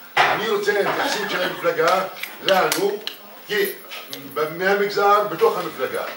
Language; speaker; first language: Hebrew; non-native, local second language; Arabic